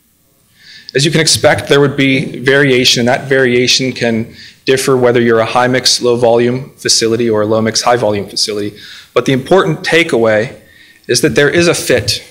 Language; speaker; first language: English; native; English